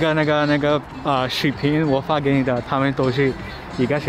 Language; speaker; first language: Chinese; non-native, learner; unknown